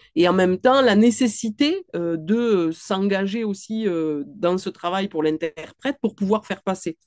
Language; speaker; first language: French; native; French